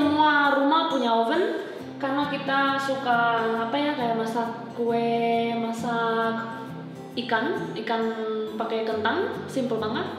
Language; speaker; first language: Indonesian; non-native, fluent; Spanish